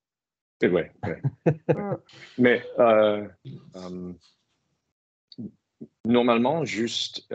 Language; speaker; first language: French; non-native, learner; English